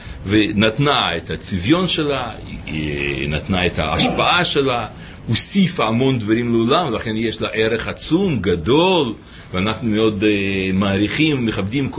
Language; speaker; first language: Hebrew; native; Hebrew